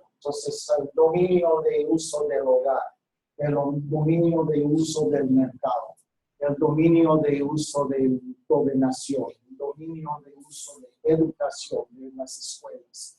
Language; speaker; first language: Spanish; non-native, fluent; English